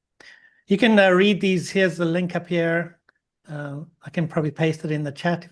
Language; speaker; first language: English; native; English